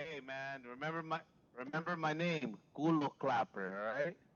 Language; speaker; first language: English; native; English